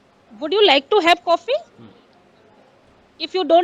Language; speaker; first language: English; non-native, learner; Hindi